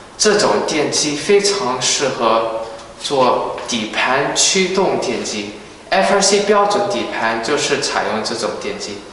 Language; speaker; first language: Chinese; early bilingual, heritage; Chinese